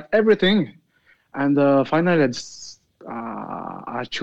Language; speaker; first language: English; non-native, fluent; Arabic